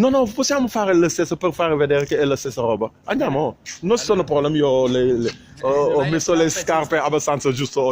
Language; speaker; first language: Italian; non-native, fluent; Wolof